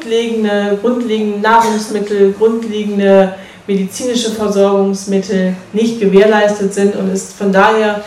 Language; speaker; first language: German; native; German